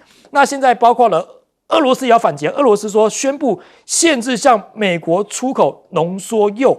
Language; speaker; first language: Chinese; native; Chinese